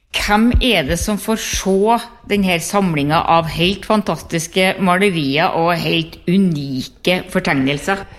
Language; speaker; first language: Norwegian; native; Norwegian